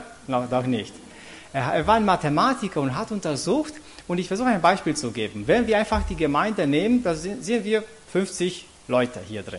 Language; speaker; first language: German; non-native, fluent; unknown